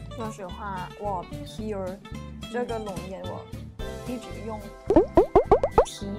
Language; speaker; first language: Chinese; non-native, fluent; Thai